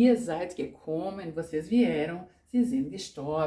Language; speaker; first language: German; non-native, fluent; Portuguese